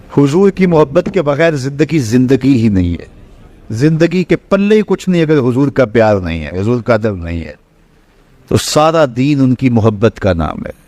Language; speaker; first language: Urdu; non-native, local second language; Punjabi